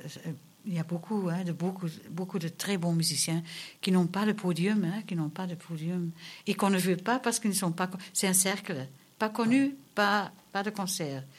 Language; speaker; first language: French; non-native, local second language; Dutch